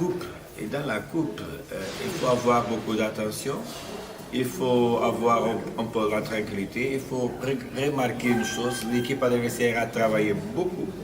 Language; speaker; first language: French; non-native, fluent; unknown